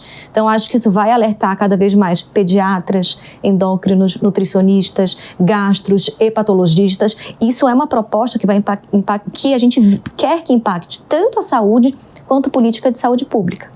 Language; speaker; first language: Portuguese; native; Portuguese